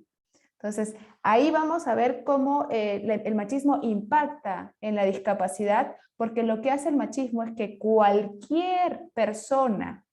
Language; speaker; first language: Spanish; native; Spanish